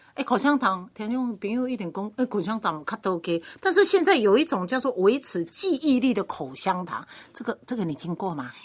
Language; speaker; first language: Chinese; native; Chinese